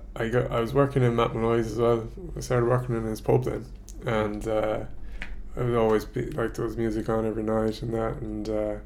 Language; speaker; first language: English; native; English